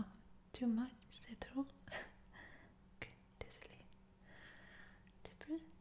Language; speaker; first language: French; non-native, fluent; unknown